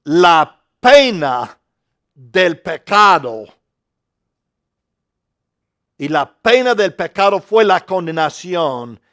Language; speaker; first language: Spanish; non-native, fluent; English